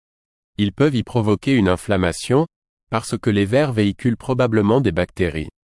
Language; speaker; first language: French; native; French